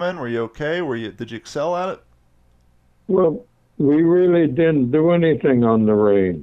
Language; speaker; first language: English; native; English